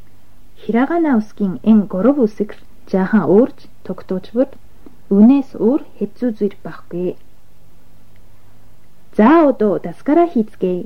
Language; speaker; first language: Japanese; non-native, learner; Russian